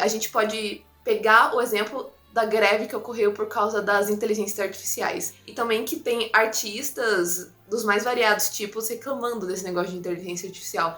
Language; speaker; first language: Portuguese; native; Portuguese